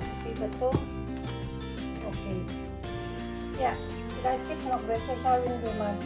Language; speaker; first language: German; non-native, fluent; Filipino